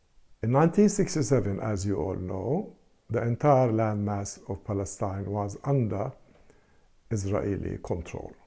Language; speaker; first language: English; non-native, fluent; Arabic